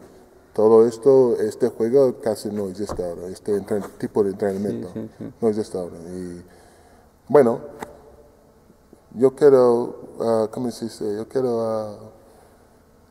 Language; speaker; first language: Spanish; non-native, fluent; English